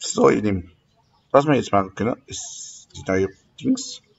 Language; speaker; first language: German; native; German